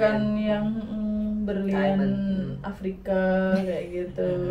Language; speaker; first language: Indonesian; native; Indonesian